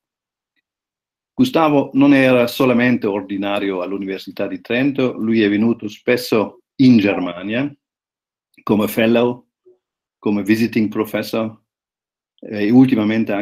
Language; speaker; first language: Italian; non-native, fluent; German